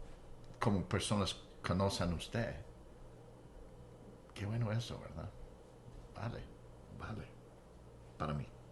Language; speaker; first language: Spanish; non-native, fluent; English